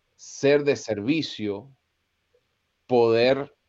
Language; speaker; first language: Spanish; native; Spanish